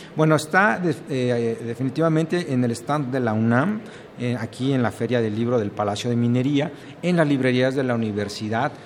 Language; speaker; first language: Spanish; native; Spanish